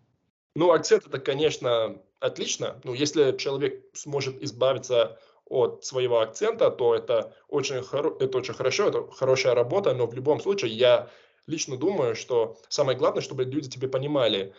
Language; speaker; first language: Russian; non-native, fluent; English